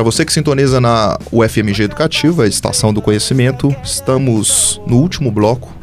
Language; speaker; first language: Portuguese; native; Portuguese